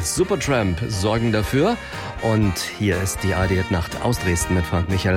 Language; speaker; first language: German; native; German